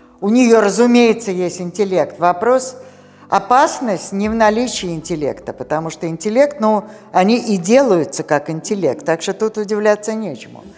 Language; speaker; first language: Russian; native; Russian